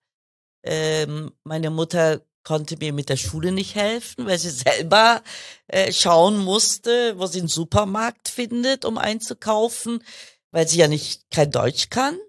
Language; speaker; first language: German; early bilingual, other home language; Kurdish